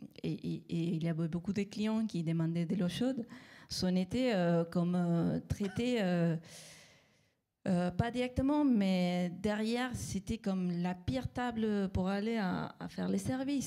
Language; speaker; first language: French; non-native, fluent; Spanish